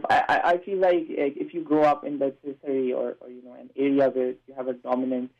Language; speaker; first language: English; non-native, local second language; Punjabi